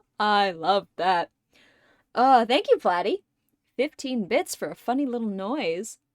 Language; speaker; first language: English; native; English